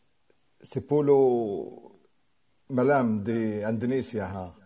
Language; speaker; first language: Indonesian; non-native, learner; Arabic